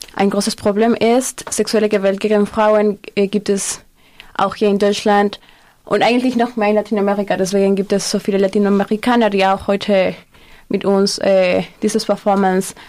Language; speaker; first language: German; non-native, learner; Spanish